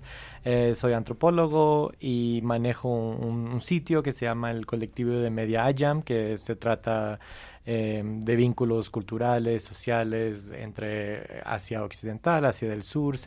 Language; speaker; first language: Spanish; non-native, fluent; English